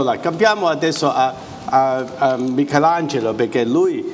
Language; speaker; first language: Italian; non-native, fluent; Chinese